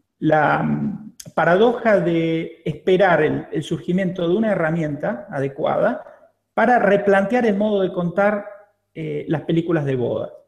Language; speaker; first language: Spanish; native; Spanish